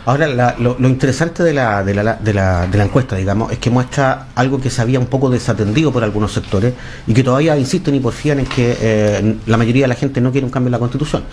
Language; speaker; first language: Spanish; native; Spanish